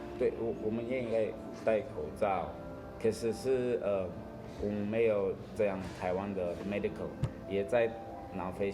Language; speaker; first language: Chinese; non-native, learner; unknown